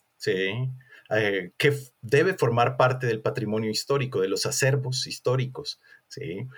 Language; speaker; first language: Spanish; native; Spanish